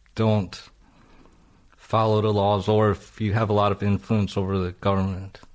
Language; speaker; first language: English; native; English